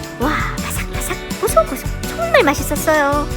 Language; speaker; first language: Korean; native; Korean